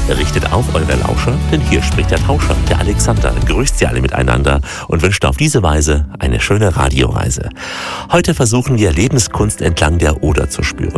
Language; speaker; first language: German; native; German